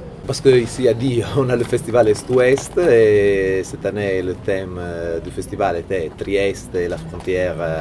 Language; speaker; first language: French; non-native, fluent; Italian